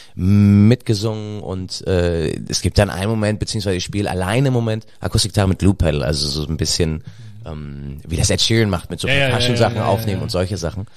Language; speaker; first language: German; native; German